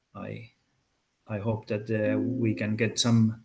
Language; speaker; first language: English; non-native, fluent; Finnish